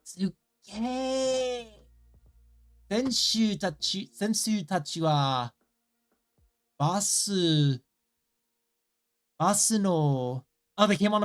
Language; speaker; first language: Japanese; non-native, learner; English